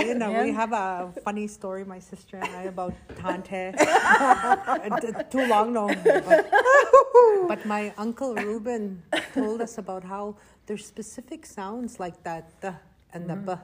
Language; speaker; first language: English; non-native, fluent; Cree